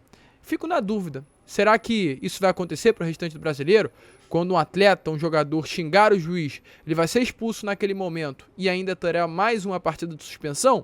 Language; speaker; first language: Portuguese; native; Portuguese